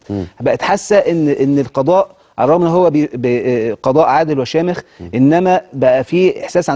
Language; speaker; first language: Arabic; native; Arabic